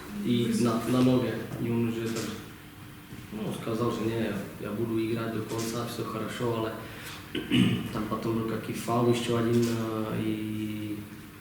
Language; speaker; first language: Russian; non-native, learner; Czech